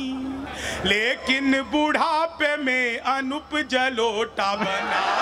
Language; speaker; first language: Hindi; native; Hindi